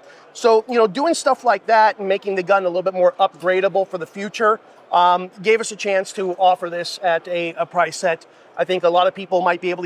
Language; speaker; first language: English; native; English